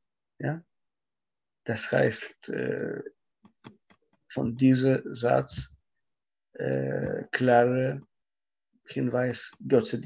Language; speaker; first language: German; non-native, fluent; Russian